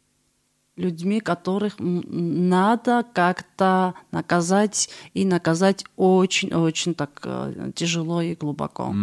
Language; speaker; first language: Russian; non-native, fluent; Georgian